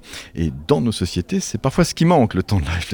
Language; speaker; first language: French; native; French